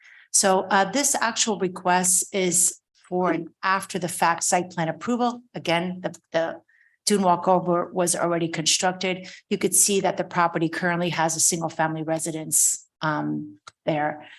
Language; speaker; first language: English; native; English